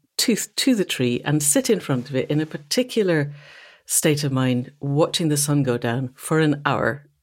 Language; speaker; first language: English; native; English